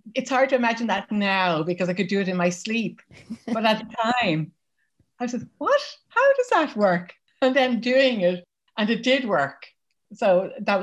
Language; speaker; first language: English; native; English